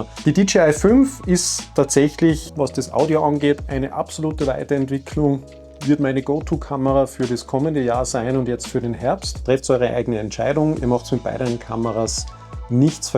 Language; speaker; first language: German; native; German